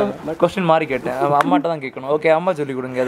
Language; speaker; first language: Tamil; native; Tamil